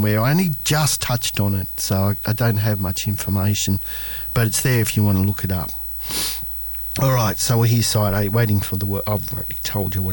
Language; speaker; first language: English; native; English